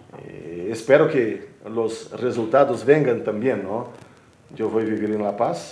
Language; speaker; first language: Spanish; non-native, fluent; Portuguese